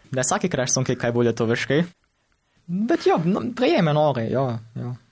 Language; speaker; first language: Lithuanian; early bilingual, heritage; Lithuanian